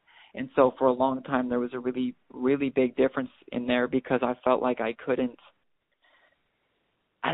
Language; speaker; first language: English; native; English